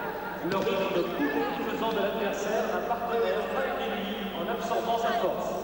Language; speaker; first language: French; native; French